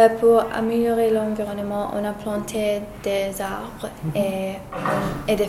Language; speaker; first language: French; non-native, learner; English